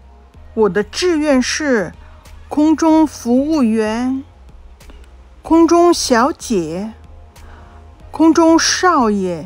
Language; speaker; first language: Chinese; non-native, local second language; Cantonese